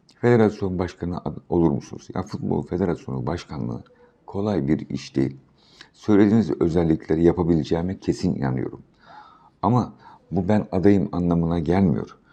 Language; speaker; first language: Turkish; native; Turkish